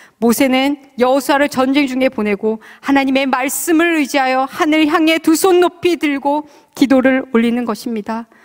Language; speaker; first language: Korean; native; Korean